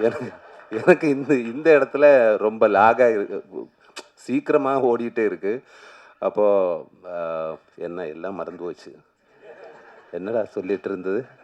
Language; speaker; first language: Tamil; non-native, learner; Malayalam